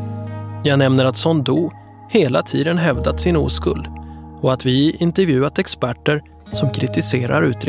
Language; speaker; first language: Swedish; native; Swedish